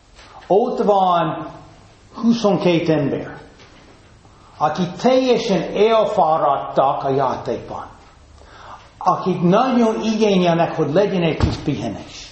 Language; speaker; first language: Hungarian; non-native, fluent; English